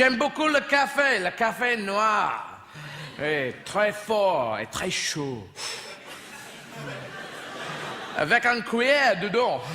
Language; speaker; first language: French; non-native, fluent; English